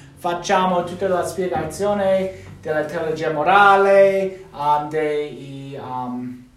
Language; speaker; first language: Italian; non-native, fluent; English